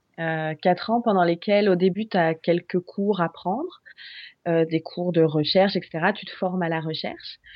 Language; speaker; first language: French; native; French